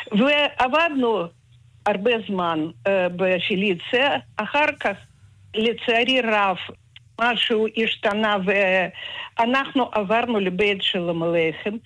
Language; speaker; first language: Hebrew; non-native, fluent; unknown